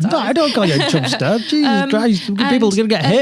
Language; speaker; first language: English; native; English